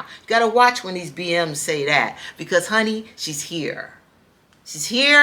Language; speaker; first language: English; native; English